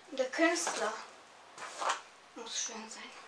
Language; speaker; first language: German; non-native, fluent; Serbian